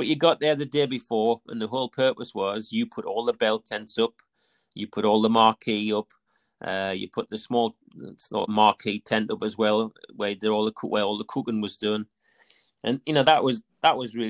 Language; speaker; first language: English; native; English